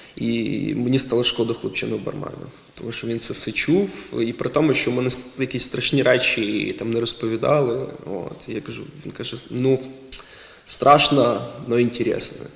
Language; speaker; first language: Ukrainian; non-native, local second language; Russian